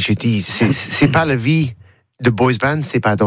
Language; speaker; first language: French; non-native, learner; English